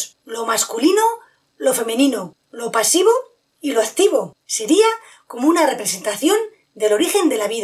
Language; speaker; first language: Spanish; native; Spanish